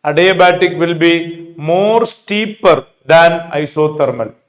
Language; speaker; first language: English; non-native, local second language; Malayalam